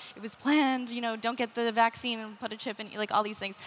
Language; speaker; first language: English; native; English